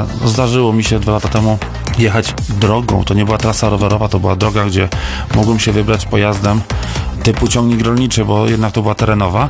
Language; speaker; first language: Polish; native; Polish